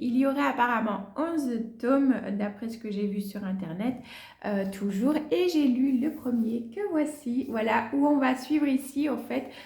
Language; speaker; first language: French; native; French